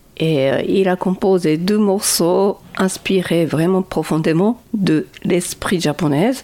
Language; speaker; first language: French; non-native, fluent; Japanese